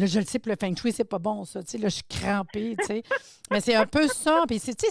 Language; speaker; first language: French; native; French